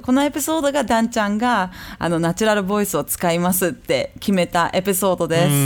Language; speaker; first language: Japanese; early bilingual, heritage; Japanese